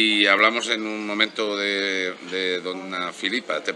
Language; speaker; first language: Spanish; native; Spanish